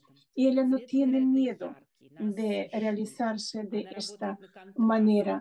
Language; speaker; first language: Spanish; non-native, fluent; Russian